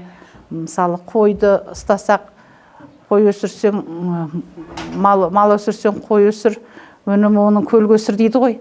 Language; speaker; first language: Kazakh; native; Kazakh